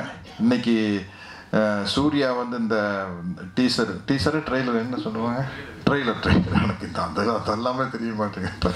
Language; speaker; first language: Tamil; native; Tamil